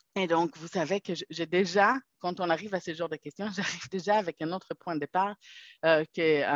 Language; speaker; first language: French; non-native, fluent; Hebrew